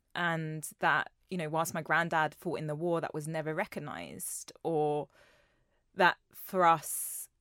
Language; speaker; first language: English; native; English